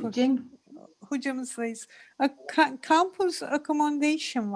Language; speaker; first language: Turkish; native; Turkish